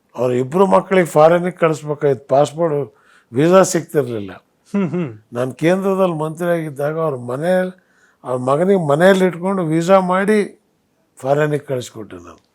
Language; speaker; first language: Kannada; non-native, local second language; Urdu